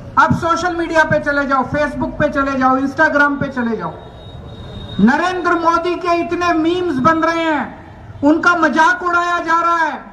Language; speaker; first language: Hindi; native; Hindi